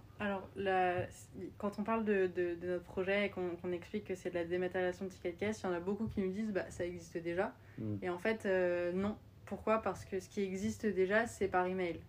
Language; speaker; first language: French; native; French